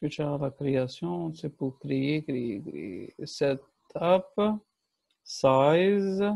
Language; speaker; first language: French; non-native, local second language; Arabic